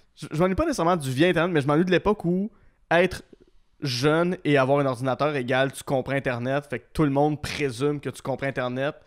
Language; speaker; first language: French; native; French